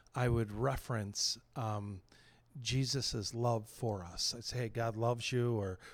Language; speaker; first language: English; native; English